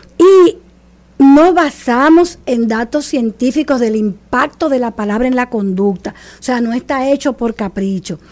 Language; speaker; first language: Spanish; native; Spanish